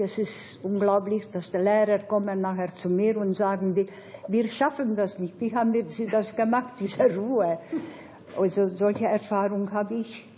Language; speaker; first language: German; non-native, fluent; Hungarian